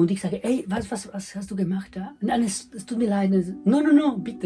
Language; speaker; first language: German; non-native, learner; Spanish